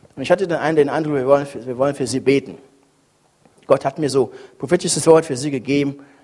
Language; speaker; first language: German; non-native, fluent; French